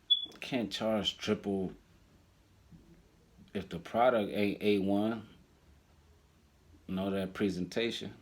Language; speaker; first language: English; native; English